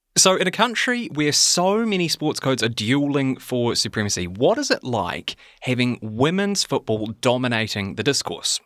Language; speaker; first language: English; native; English